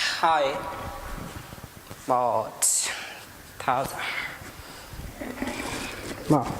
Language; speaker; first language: Vietnamese; non-native, learner; Hindi